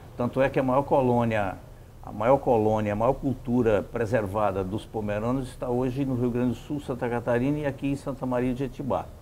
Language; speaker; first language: Portuguese; native; Portuguese